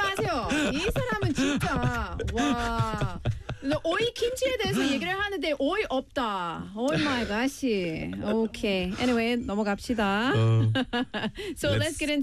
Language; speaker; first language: English; native; English